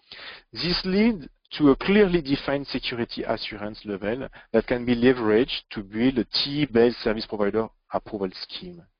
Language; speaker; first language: English; non-native, fluent; French